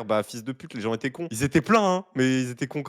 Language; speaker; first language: French; native; French